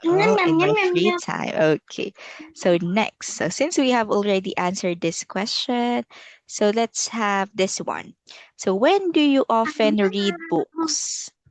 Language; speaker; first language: English; non-native, local second language; Filipino